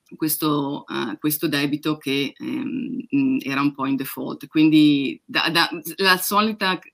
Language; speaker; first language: Italian; native; Italian